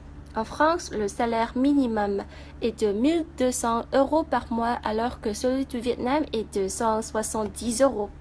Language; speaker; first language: French; non-native, fluent; Vietnamese